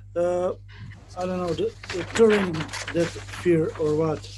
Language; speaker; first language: English; non-native, fluent; Slovenian